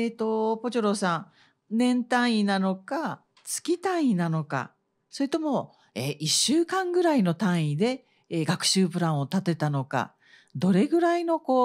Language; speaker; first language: Japanese; native; Japanese